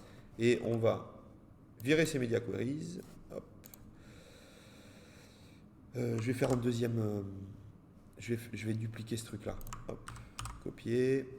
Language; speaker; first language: French; native; French